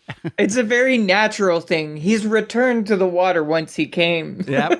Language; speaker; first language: English; native; English